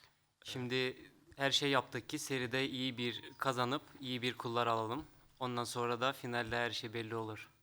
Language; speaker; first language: Turkish; early bilingual, other home language; Russian